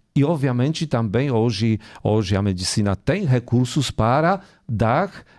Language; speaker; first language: Portuguese; non-native, fluent; Polish